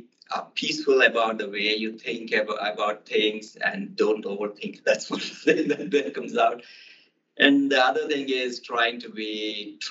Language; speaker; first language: English; non-native, local second language; Telugu